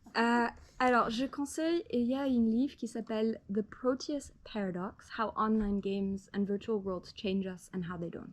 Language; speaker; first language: French; non-native, fluent; English